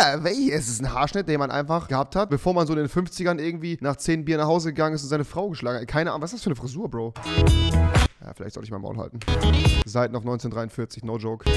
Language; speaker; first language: German; native; German